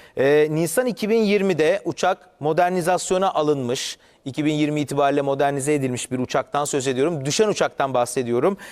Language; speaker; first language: Turkish; native; Turkish